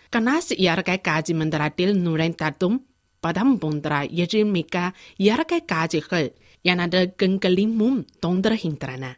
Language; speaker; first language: Tamil; non-native, fluent; Chinese